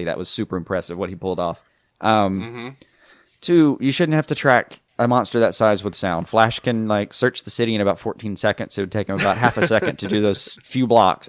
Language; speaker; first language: English; native; English